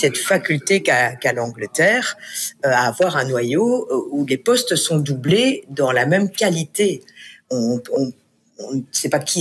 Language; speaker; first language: French; native; French